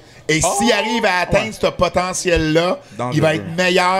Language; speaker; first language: French; native; French